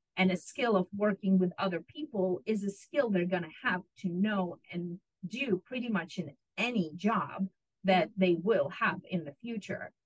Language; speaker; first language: English; non-native, fluent; Russian